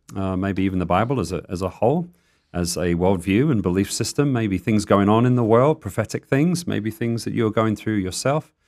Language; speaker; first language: English; native; English